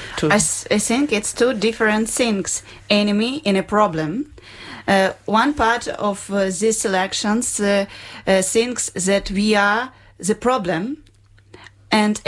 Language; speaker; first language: English; non-native, learner; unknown